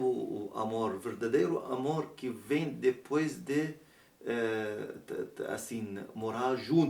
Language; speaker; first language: Portuguese; non-native, learner; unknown